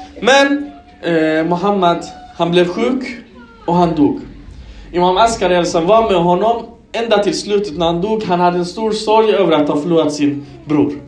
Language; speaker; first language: Swedish; early bilingual, other home language; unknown